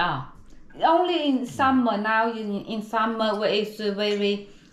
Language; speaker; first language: English; non-native, learner; Swedish